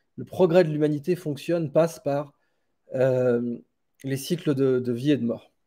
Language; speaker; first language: French; native; French